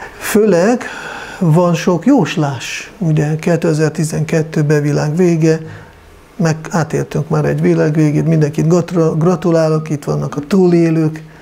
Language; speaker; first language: Hungarian; non-native, fluent; Russian